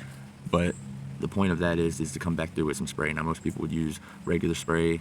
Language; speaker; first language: English; native; English